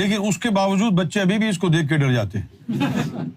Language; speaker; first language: Urdu; native; Urdu